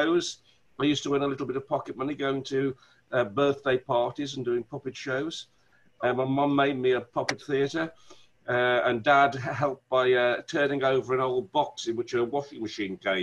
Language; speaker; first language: English; native; English